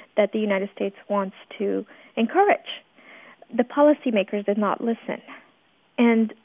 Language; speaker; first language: English; early bilingual, other home language; Persian